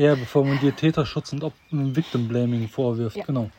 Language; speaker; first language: German; native; German